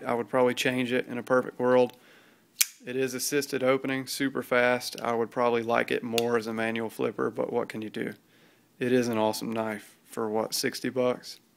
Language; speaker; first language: English; native; English